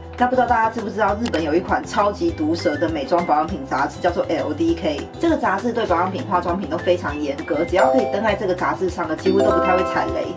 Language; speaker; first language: Chinese; native; Chinese